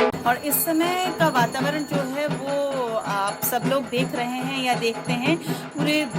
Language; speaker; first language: Hindi; non-native, local second language; Bangla